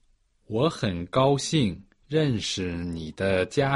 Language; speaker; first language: Chinese; non-native, learner; Portuguese